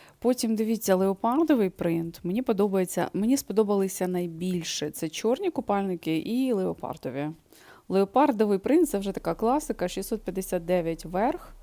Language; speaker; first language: Ukrainian; non-native, local second language; Russian